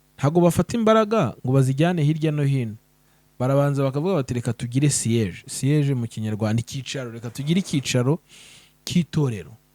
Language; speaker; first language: Kinyarwanda; native; Kinyarwanda